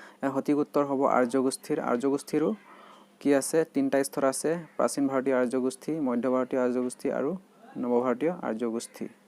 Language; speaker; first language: Assamese; native; Assamese